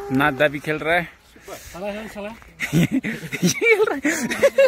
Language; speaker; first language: Hindi; non-native, local second language; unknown